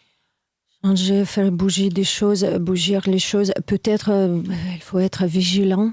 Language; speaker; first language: French; non-native, fluent; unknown